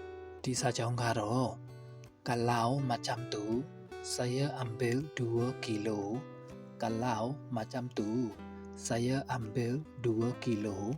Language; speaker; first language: Indonesian; non-native, learner; Burmese